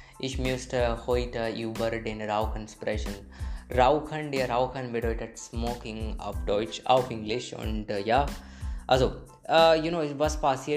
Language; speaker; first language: German; non-native, learner; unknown